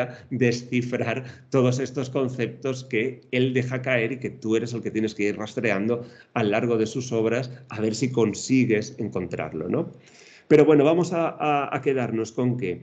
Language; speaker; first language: Spanish; native; Spanish